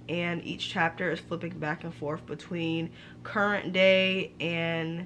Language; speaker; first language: English; native; English